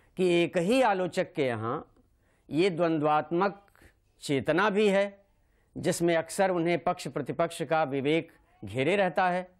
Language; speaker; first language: Hindi; native; Hindi